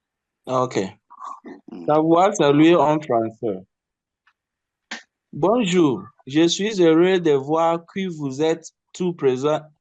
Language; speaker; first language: French; non-native, learner; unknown